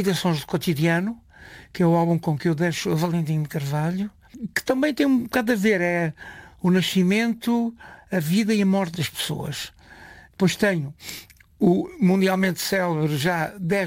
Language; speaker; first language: Portuguese; native; Portuguese